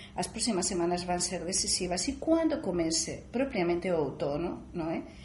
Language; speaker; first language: Galician; native; Galician